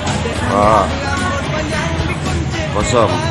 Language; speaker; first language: Malay; native; Malay